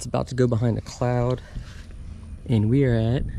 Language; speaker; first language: English; native; English